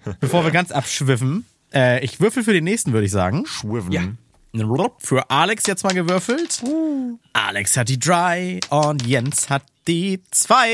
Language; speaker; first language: German; native; German